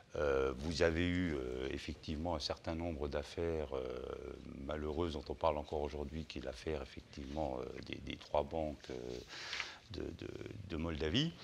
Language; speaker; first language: French; native; French